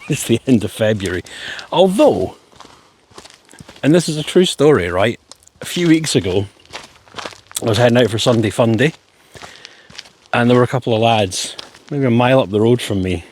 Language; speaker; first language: English; native; English